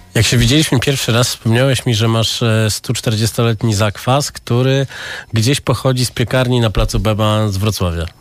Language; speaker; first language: Polish; native; Polish